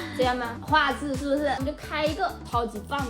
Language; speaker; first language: Chinese; native; Chinese